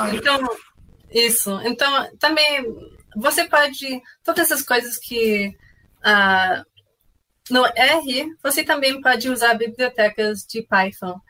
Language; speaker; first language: Portuguese; non-native, fluent; English